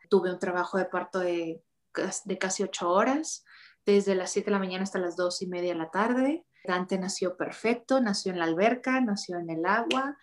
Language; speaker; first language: Spanish; native; Spanish